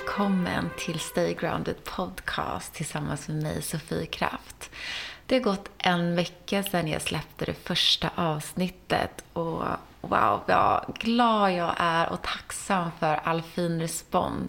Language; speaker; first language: Swedish; native; Swedish